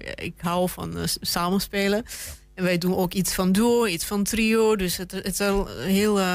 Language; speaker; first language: Dutch; non-native, fluent; Russian